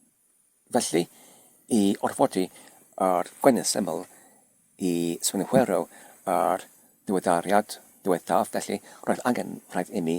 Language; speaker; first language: Welsh; non-native, learner; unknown